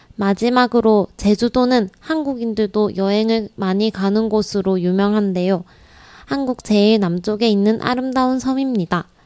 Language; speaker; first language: Korean; native; Korean